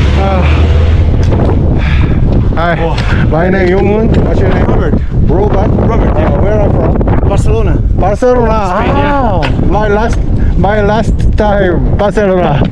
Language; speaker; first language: English; non-native, learner; Korean